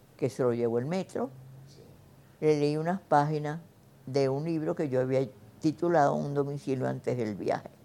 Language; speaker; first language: Spanish; early bilingual, other home language; German